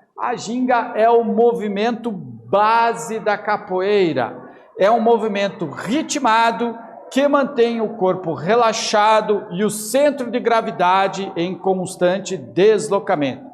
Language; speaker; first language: Portuguese; native; Portuguese